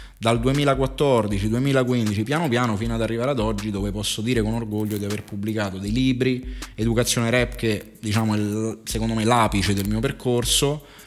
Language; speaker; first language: Italian; native; Italian